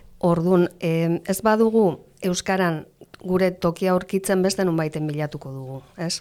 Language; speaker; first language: Basque; non-native, local second language; Spanish